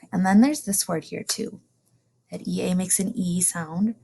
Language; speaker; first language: English; native; English